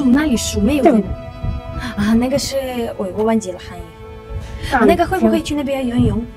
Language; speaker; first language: Chinese; non-native, learner; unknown